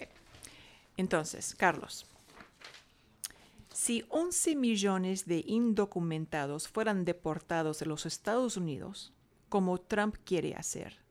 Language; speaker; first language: Spanish; non-native, fluent; English